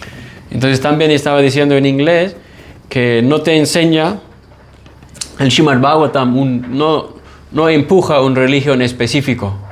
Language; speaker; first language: Spanish; non-native, fluent; English